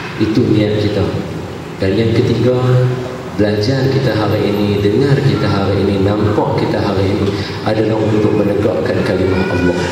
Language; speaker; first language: Malay; native; Malay